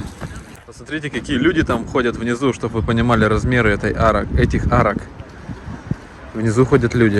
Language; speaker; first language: Russian; native; Russian